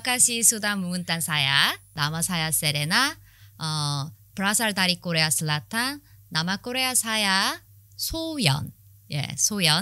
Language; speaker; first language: Indonesian; non-native, learner; Korean